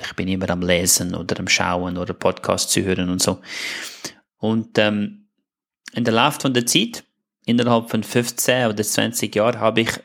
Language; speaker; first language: German; non-native, fluent; English